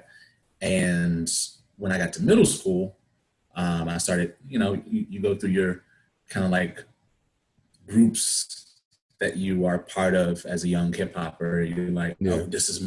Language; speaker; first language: English; native; English